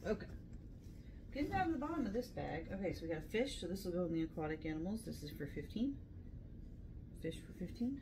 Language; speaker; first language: English; native; English